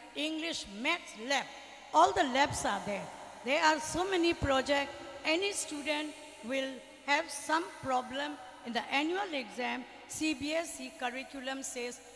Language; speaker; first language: English; non-native, fluent; Burmese